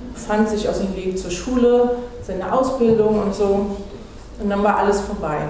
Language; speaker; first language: German; native; German